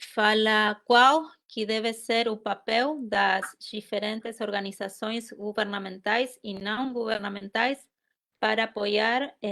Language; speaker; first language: Portuguese; non-native, fluent; Spanish